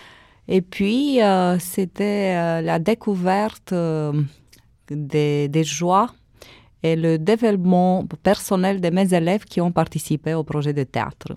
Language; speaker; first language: French; non-native, fluent; Romanian